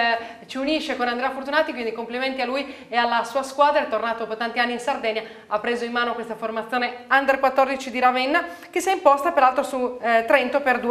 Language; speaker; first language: Italian; native; Italian